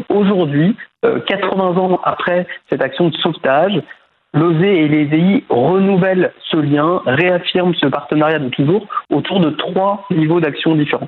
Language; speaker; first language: French; native; French